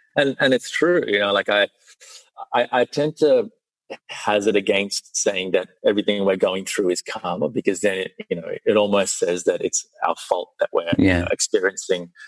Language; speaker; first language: English; early bilingual, other home language; Sinhala